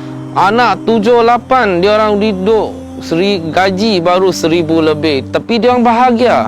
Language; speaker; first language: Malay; non-native, local second language; Chinese